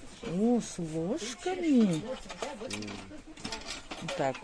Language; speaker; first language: Russian; native; Russian